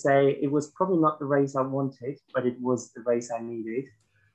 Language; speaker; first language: English; non-native, fluent; German